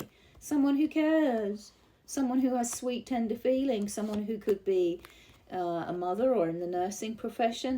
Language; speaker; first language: English; native; English